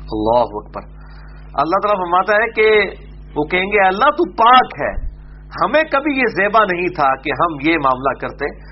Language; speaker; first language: Urdu; non-native, local second language; Punjabi